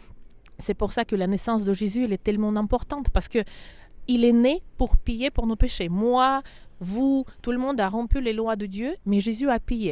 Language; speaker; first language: French; non-native, fluent; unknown